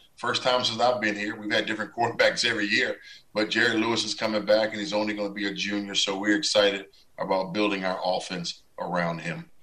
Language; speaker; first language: English; native; English